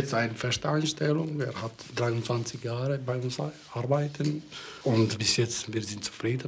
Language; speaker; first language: German; non-native, learner; Bosnian